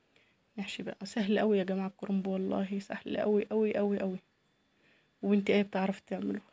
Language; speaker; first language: Arabic; native; Arabic